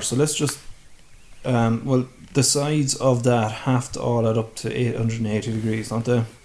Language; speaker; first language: English; native; English